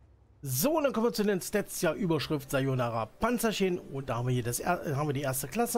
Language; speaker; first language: German; native; German